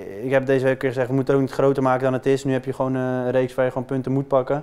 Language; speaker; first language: Dutch; native; Dutch